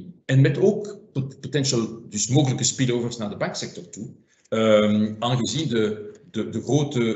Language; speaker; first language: Dutch; non-native, fluent; French